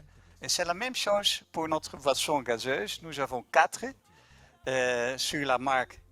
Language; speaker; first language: French; non-native, fluent; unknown